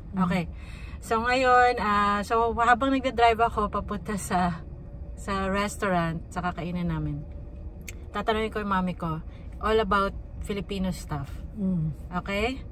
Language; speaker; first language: Filipino; native; Filipino